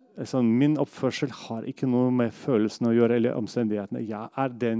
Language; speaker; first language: Norwegian; non-native, fluent; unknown